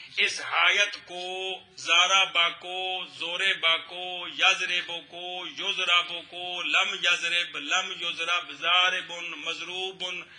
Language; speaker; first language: Urdu; non-native, local second language; Punjabi